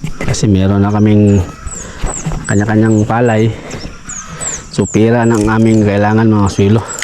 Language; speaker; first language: Filipino; non-native, local second language; Cebuano